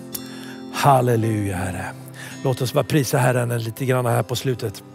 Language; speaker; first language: Swedish; native; Swedish